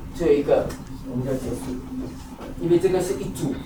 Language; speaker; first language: Chinese; native; Chinese